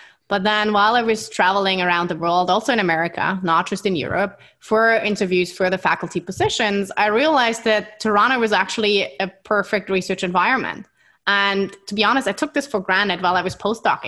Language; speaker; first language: English; non-native, fluent; German